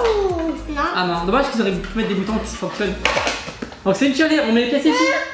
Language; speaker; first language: French; native; French